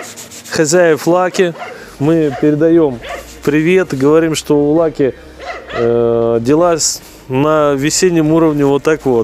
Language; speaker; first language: Russian; native; Russian